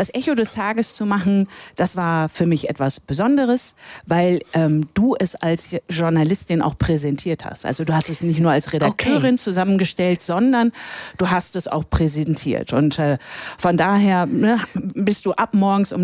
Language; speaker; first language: German; native; German